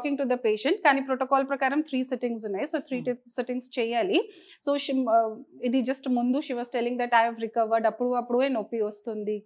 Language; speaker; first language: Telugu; non-native, local second language; Hindi